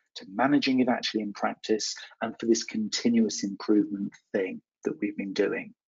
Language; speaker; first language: English; native; English